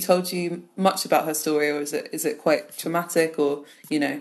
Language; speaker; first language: English; native; English